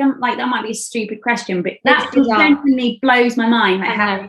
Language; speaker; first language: English; native; English